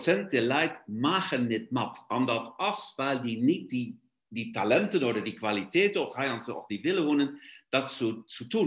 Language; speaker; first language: German; non-native, fluent; Luxembourgish